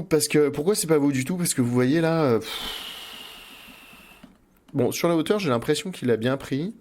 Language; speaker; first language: French; native; French